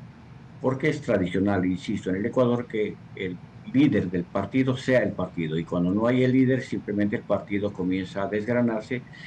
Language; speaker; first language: Spanish; native; Spanish